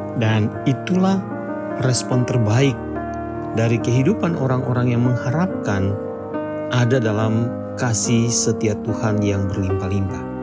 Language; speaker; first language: Indonesian; native; Indonesian